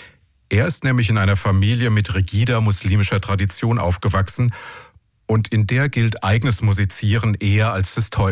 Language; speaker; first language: German; native; German